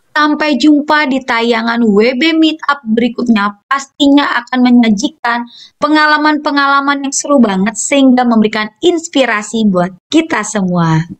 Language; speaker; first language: Indonesian; native; Indonesian